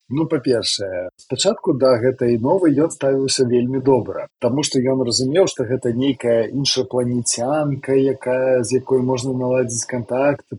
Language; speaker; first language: Belarusian; non-native, local second language; Russian